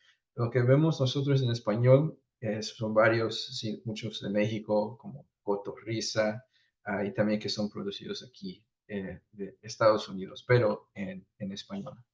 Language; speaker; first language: Spanish; early bilingual, heritage; Spanish